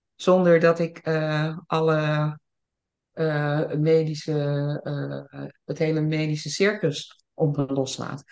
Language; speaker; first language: Dutch; early bilingual, other home language; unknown